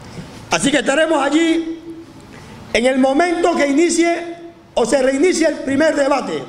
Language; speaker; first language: Spanish; native; Spanish